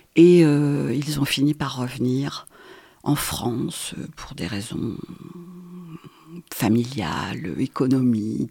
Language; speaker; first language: French; native; French